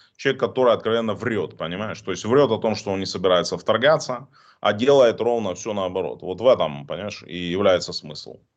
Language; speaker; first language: Russian; non-native, local second language; Ukrainian